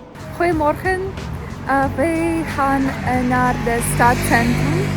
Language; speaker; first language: Dutch; non-native, learner; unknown